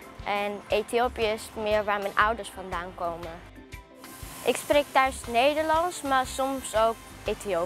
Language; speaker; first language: Dutch; early bilingual, other home language; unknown